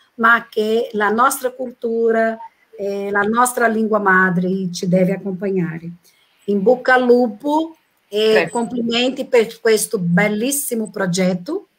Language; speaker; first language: Italian; non-native, fluent; Portuguese